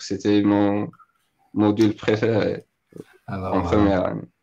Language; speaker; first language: French; non-native, local second language; Arabic